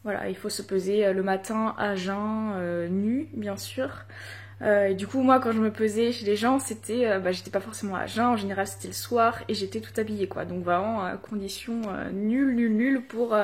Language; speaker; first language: French; native; French